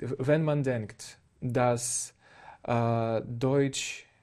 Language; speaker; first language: German; non-native, fluent; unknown